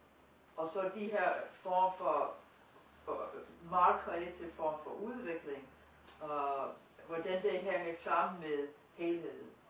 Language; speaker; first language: Danish; non-native, fluent; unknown